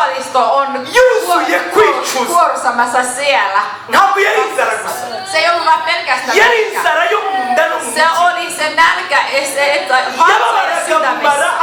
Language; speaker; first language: Finnish; non-native, learner; Kinyarwanda